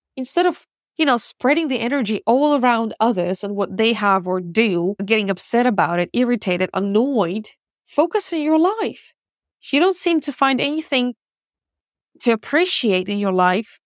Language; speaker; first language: English; non-native, fluent; Russian